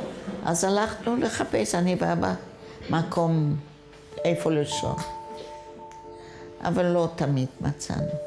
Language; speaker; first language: Hebrew; non-native, fluent; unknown